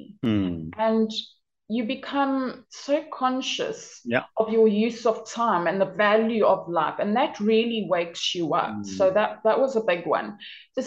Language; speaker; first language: English; native; English